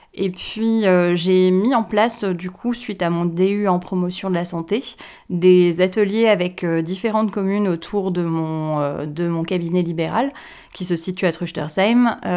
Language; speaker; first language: French; native; French